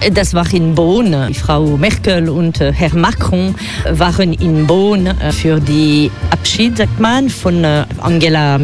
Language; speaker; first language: German; non-native, fluent; French